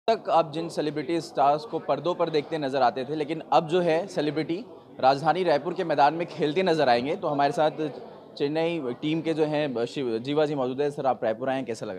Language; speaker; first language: Hindi; native; Hindi